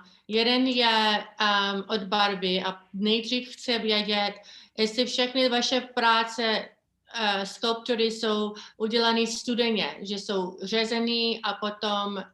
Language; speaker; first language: Czech; early bilingual, heritage; Czech